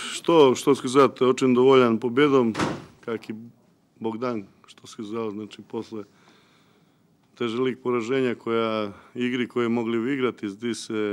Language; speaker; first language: Russian; non-native, local second language; Ukrainian